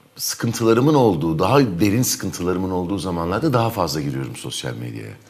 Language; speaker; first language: Turkish; native; Turkish